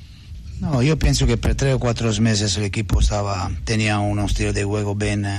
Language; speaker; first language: Spanish; non-native, learner; Italian